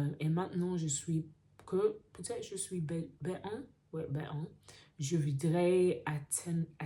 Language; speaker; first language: French; non-native, learner; English